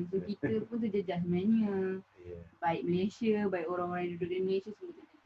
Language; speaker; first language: Malay; native; Malay